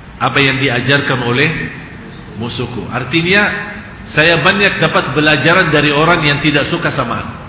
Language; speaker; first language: Indonesian; non-native, fluent; Arabic